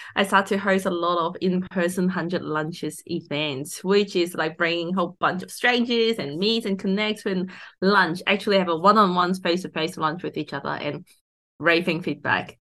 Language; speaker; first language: English; non-native, local second language; Cantonese